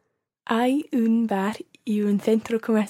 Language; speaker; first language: Spanish; non-native, learner; English